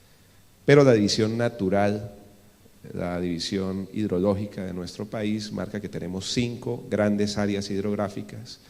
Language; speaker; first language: Spanish; native; Spanish